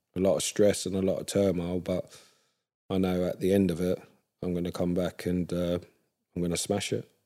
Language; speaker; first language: English; native; English